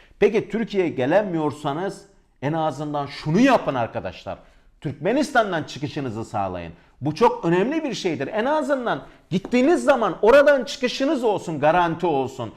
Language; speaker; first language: Turkish; native; Turkish